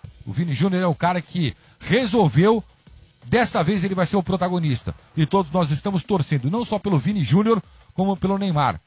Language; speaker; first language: Portuguese; native; Portuguese